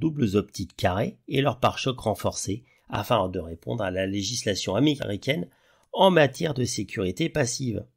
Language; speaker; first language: French; native; French